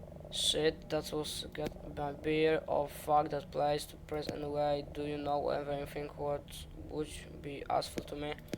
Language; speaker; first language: English; non-native, learner; Polish